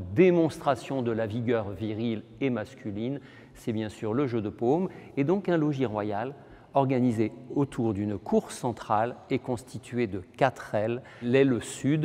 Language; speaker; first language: French; native; French